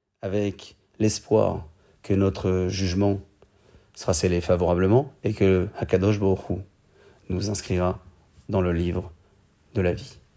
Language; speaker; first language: French; native; French